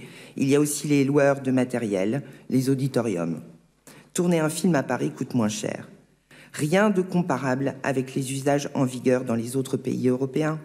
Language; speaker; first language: French; native; French